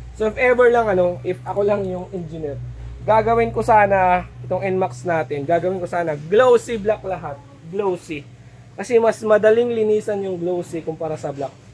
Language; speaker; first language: Filipino; non-native, local second language; Waray